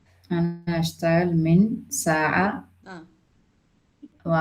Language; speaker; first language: Arabic; non-native, learner; Malayalam